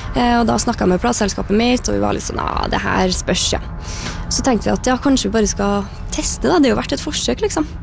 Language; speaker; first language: Norwegian; native; Norwegian